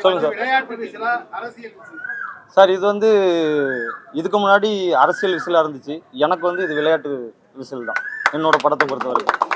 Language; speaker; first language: Tamil; native; Tamil